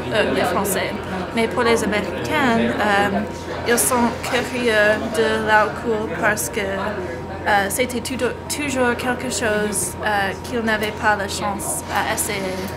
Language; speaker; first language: French; non-native, learner; English